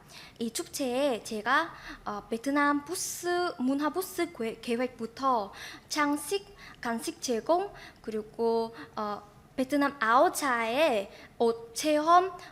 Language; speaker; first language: Korean; non-native, fluent; Vietnamese